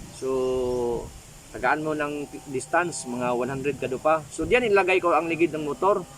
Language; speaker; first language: Filipino; non-native, local second language; Cebuano